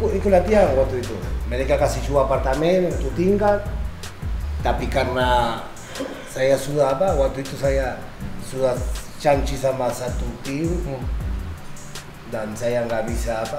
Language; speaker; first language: Indonesian; non-native, learner; Spanish